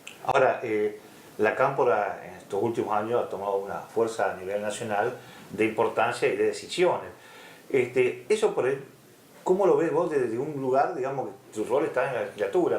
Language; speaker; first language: Spanish; native; Spanish